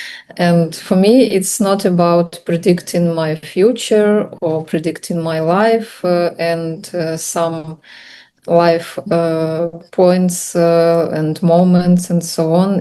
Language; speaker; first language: English; non-native, learner; Russian